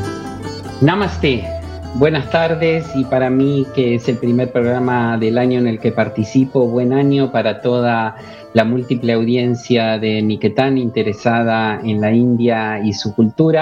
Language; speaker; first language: Spanish; native; Spanish